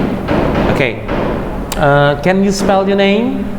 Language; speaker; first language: English; non-native, fluent; Indonesian